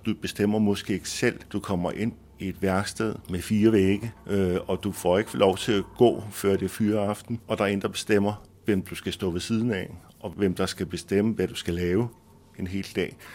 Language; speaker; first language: Danish; native; Danish